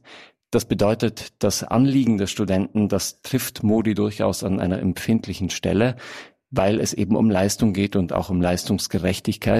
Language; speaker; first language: German; native; German